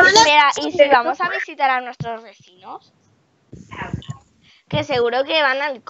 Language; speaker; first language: Spanish; native; Spanish